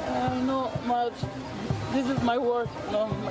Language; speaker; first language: English; non-native, learner; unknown